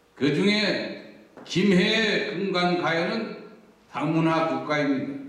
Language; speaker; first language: Korean; native; Korean